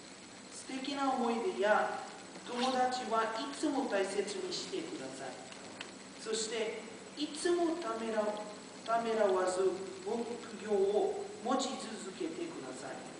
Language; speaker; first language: Japanese; non-native, learner; Portuguese